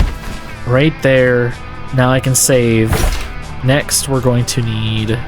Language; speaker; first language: English; native; English